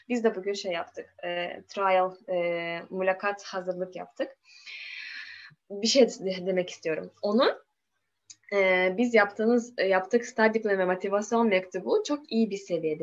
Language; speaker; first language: Turkish; non-native, learner; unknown